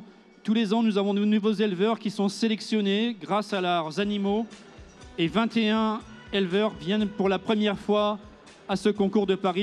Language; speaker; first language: French; native; French